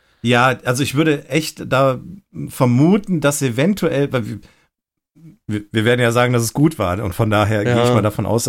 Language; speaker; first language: German; native; German